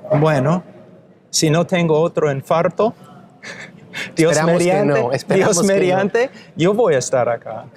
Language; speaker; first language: Spanish; non-native, fluent; English